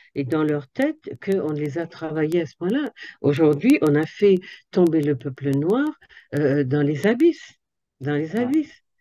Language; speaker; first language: French; native; French